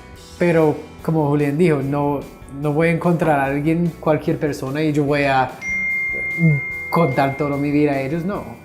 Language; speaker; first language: Spanish; non-native, fluent; English